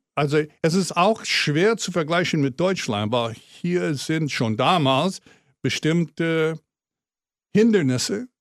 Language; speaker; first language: German; non-native, fluent; English